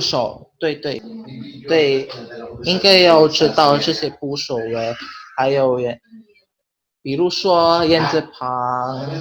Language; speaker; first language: Chinese; non-native, learner; Filipino